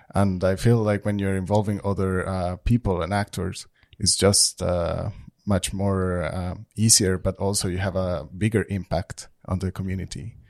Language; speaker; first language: English; non-native, fluent; Spanish